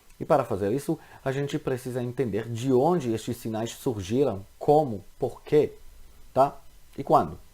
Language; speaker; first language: Portuguese; non-native, fluent; Hebrew